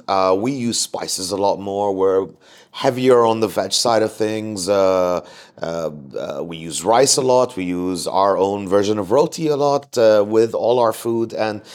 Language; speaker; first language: English; non-native, fluent; Arabic